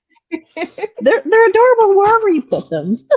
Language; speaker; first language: English; native; English